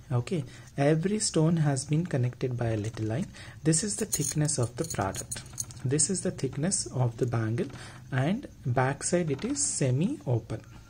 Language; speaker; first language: English; non-native, local second language; Telugu